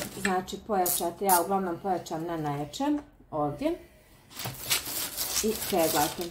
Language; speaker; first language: Croatian; native; Croatian